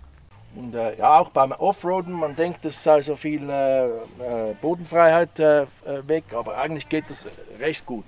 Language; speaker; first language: German; native; German